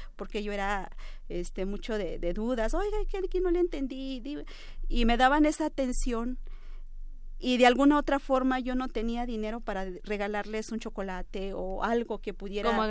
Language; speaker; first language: Spanish; non-native, local second language; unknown